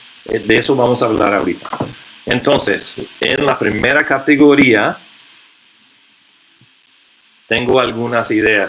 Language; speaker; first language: Spanish; non-native, fluent; English